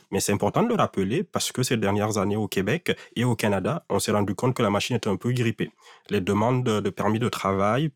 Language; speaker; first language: French; non-native, local second language; Fula